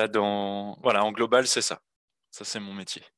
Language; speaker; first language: French; native; French